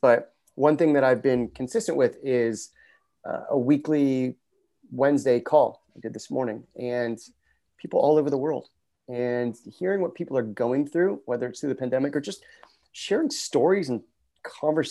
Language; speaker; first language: English; native; English